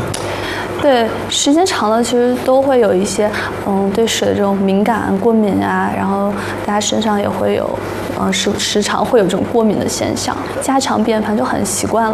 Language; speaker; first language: Chinese; native; Chinese